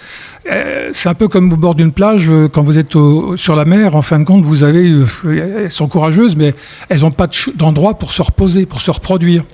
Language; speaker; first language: French; native; French